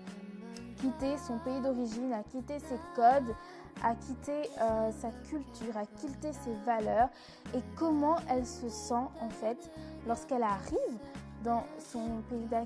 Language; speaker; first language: French; native; French